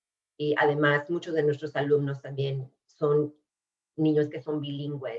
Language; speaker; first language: Spanish; early bilingual, other home language; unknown